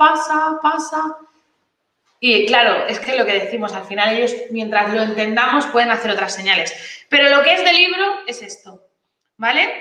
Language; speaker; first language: Spanish; native; Spanish